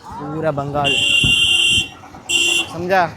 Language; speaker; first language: Hindi; non-native, local second language; Malayalam